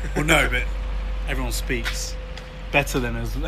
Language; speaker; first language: English; native; English